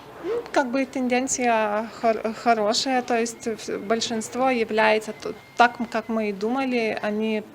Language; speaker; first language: Russian; non-native, fluent; Lithuanian